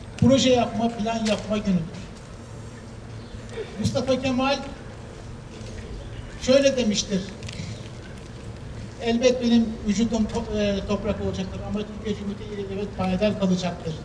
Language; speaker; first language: Turkish; native; Turkish